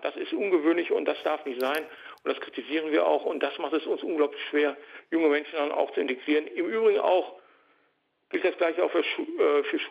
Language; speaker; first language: German; native; German